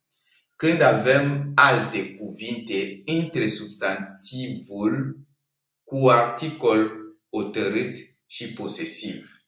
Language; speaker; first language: Romanian; non-native, fluent; French